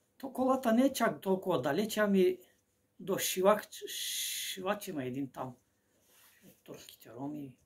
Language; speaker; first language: Bulgarian; non-native, local second language; Turkish